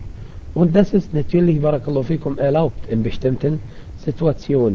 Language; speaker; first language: German; non-native, fluent; Arabic